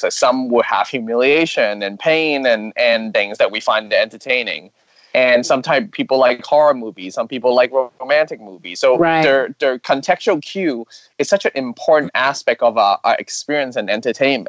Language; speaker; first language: English; non-native, local second language; Cantonese